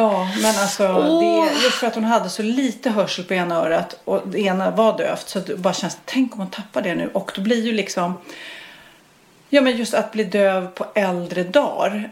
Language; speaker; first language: Swedish; native; Swedish